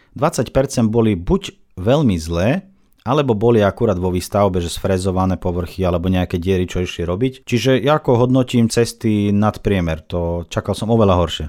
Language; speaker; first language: Slovak; non-native, fluent; Russian